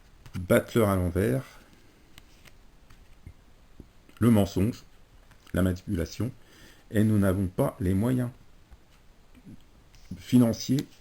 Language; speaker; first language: French; native; French